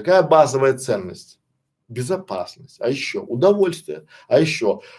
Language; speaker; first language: Russian; native; Russian